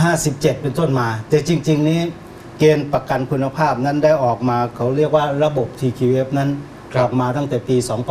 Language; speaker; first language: Thai; native; Thai